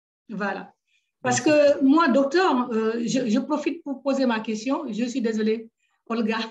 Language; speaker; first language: French; native; French